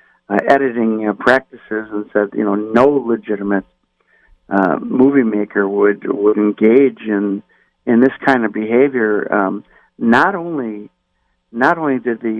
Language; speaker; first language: English; native; English